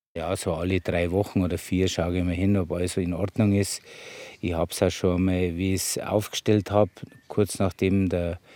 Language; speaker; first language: German; native; German